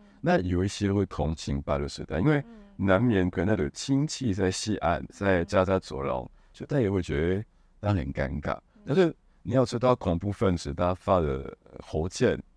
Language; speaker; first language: Chinese; non-native, fluent; Hebrew